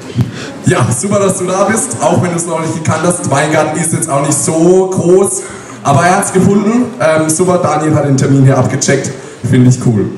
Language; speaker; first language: German; native; German